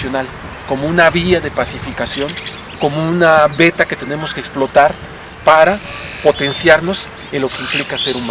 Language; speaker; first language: Spanish; native; Spanish